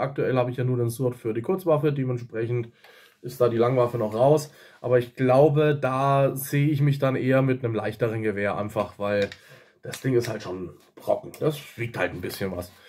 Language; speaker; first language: German; native; German